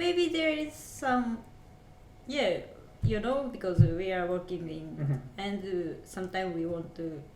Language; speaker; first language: English; non-native, learner; Japanese